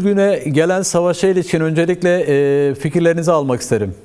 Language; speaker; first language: Turkish; native; Turkish